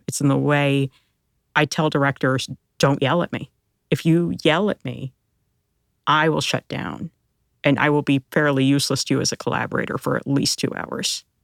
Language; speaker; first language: English; early bilingual, other home language; Filipino